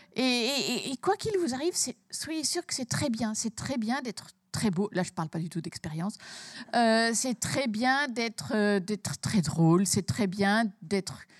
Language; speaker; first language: French; early bilingual, heritage; French